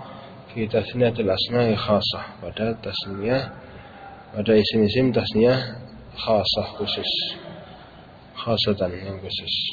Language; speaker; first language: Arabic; non-native, fluent; Indonesian